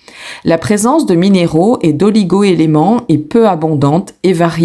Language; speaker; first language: French; native; French